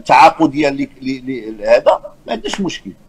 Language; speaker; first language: Arabic; native; Arabic